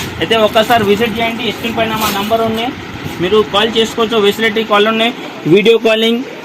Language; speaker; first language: Telugu; non-native, local second language; Urdu